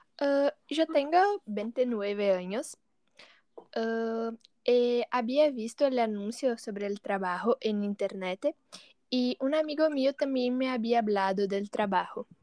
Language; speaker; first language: Spanish; non-native, learner; Portuguese